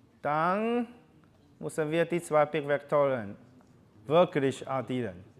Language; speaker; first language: German; non-native, learner; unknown